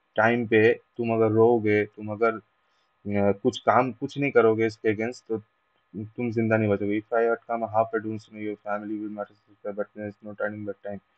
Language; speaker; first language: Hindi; non-native, local second language; Bangla